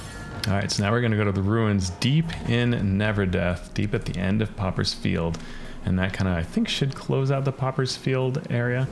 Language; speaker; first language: English; native; English